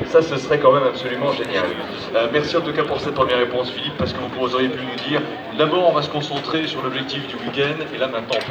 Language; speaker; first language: French; native; French